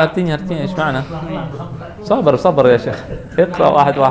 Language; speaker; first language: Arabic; non-native, fluent; Indonesian